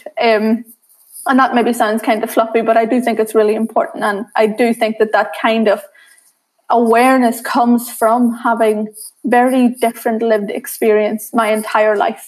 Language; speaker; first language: English; native; English